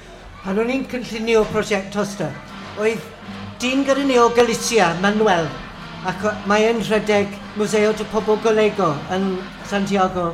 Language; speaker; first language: Welsh; non-native, fluent; English